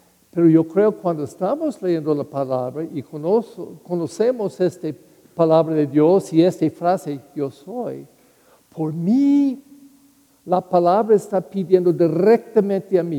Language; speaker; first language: Spanish; non-native, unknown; English